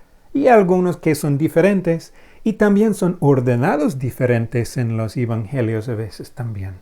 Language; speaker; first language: Spanish; non-native, fluent; English